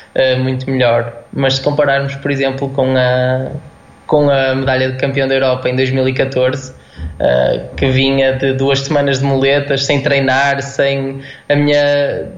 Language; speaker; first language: Portuguese; native; Portuguese